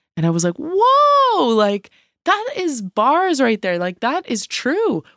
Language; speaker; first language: English; native; English